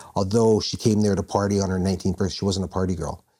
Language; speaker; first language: English; native; English